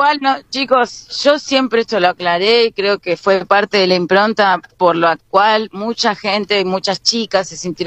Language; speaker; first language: Spanish; native; Spanish